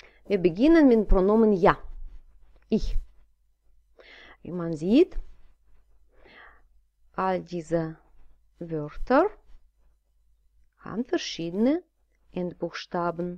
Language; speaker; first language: German; non-native, fluent; Russian